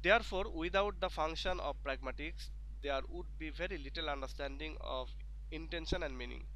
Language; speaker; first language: English; non-native, local second language; Bangla